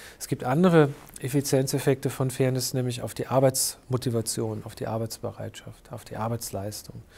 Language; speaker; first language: German; native; German